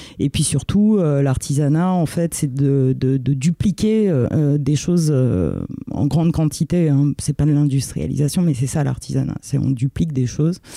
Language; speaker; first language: French; early bilingual, other home language; Romanian